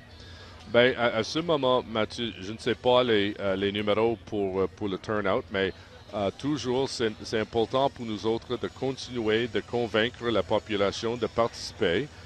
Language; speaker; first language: French; non-native, local second language; English